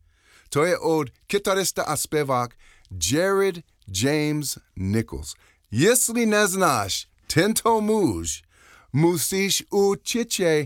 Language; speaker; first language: Czech; non-native, learner; English